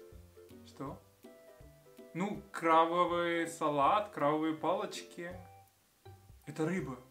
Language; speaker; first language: Russian; non-native, fluent; Spanish